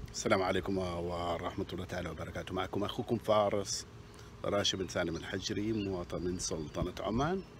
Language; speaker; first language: Arabic; native; Arabic